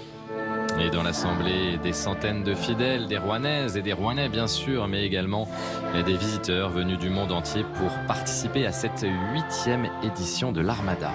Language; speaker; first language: French; native; French